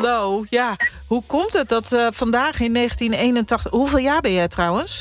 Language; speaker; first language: Dutch; native; Dutch